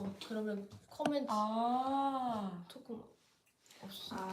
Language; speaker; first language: Korean; non-native, learner; Cantonese